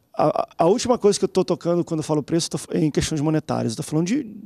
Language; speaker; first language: Portuguese; native; Portuguese